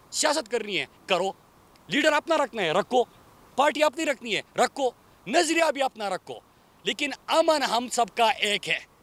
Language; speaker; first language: Urdu; non-native, local second language; Pashto